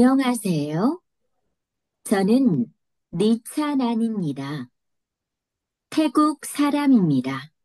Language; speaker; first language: Korean; non-native, learner; Nepali